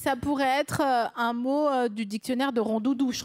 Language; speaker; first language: French; native; French